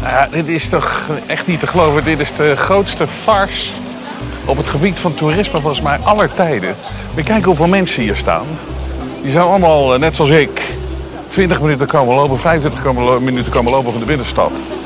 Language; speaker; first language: Dutch; native; Dutch